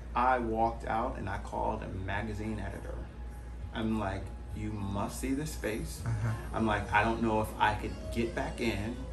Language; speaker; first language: English; native; English